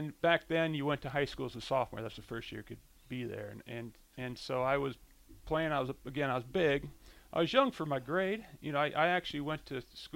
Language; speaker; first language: English; native; English